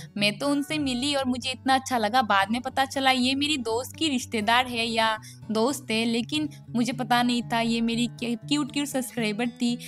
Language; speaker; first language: Hindi; non-native, local second language; Bangla